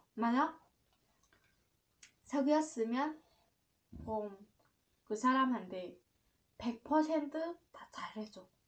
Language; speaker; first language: Korean; non-native, learner; Vietnamese